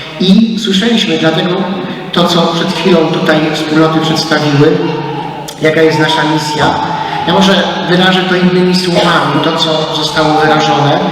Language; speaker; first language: Polish; native; Polish